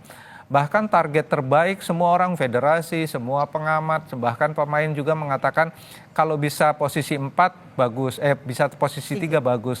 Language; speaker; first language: Indonesian; native; Indonesian